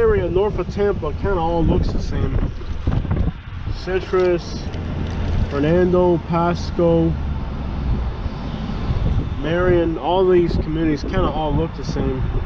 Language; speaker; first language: English; native; English